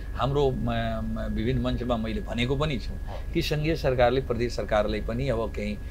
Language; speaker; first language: Nepali; non-native, local second language; Bhojpuri